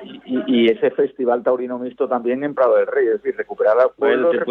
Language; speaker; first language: Spanish; native; Spanish